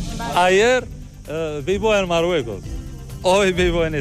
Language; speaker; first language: Spanish; non-native, learner; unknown